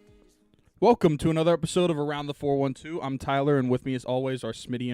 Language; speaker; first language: English; native; English